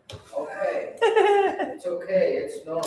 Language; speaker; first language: English; non-native, learner; Spanish